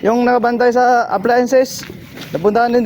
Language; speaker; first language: Filipino; non-native, local second language; Cebuano